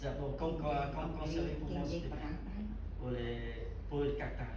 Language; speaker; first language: French; non-native, fluent; Vietnamese